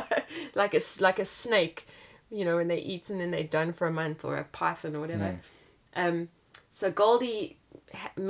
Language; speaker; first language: English; native; English